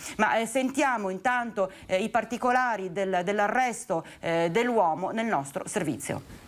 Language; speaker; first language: Italian; native; Italian